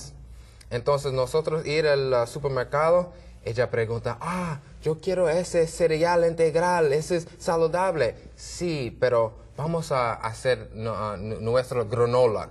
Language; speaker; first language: Spanish; non-native, learner; English